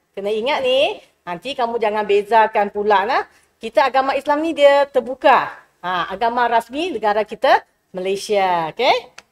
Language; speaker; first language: Malay; non-native, local second language; Chinese